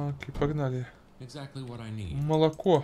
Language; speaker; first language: Russian; native; Russian